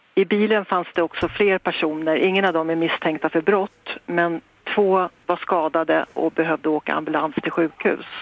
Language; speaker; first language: Swedish; native; Swedish